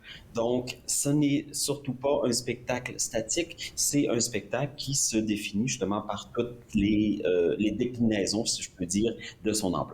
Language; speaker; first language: French; native; French